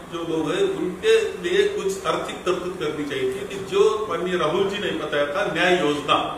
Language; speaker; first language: Hindi; non-native, local second language; Marathi